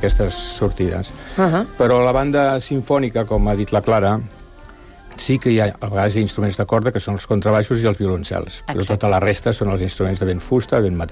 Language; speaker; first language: Catalan; native; Catalan